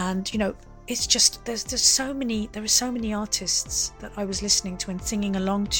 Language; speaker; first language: English; native; English